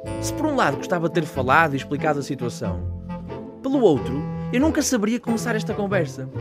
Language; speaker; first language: Portuguese; native; Portuguese